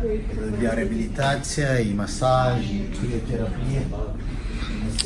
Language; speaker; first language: Russian; non-native, fluent; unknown